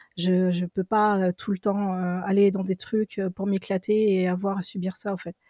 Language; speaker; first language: French; early bilingual, other home language; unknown